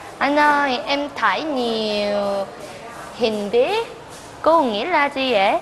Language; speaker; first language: Vietnamese; non-native, learner; Korean